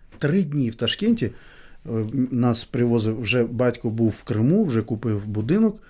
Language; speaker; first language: Ukrainian; non-native, fluent; Crimean Tatar